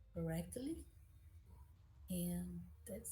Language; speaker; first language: English; non-native, learner; Portuguese